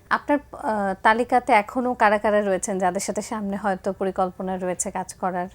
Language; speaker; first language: Bangla; native; Bangla